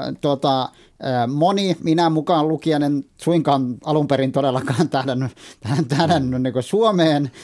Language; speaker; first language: Finnish; non-native, fluent; Somali